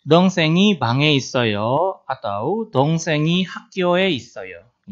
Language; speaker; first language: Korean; non-native, fluent; Indonesian